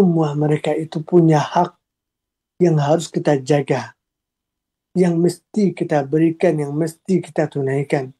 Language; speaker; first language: Indonesian; native; Indonesian